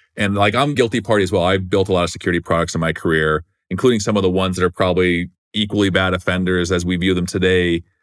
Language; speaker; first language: English; native; English